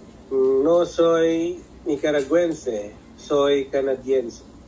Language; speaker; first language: Spanish; non-native, learner; Filipino